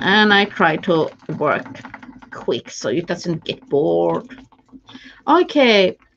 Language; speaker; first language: English; non-native, fluent; Swedish